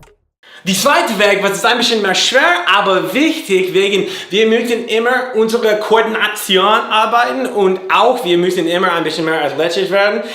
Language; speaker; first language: German; non-native, learner; English